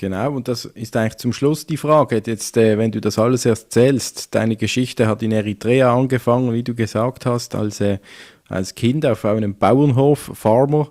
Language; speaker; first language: German; native; German